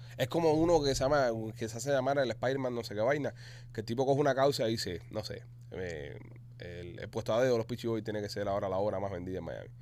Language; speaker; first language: Spanish; native; Spanish